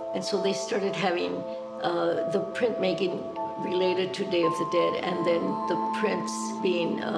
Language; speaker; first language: English; early bilingual, other home language; Spanish